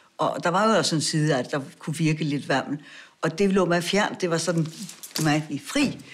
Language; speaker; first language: Danish; native; Danish